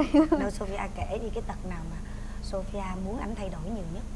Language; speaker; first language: Vietnamese; native; Vietnamese